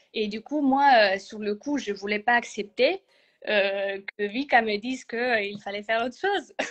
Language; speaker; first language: French; non-native, fluent; Romanian